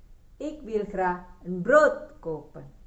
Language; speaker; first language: Dutch; non-native, fluent; Indonesian